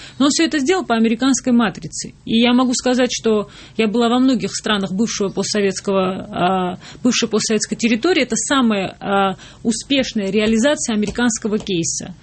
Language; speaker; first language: Russian; non-native, local second language; Georgian